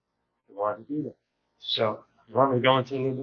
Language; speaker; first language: English; native; English